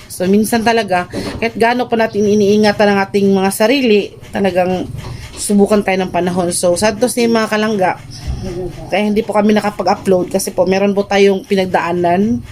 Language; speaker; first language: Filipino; non-native, local second language; Cebuano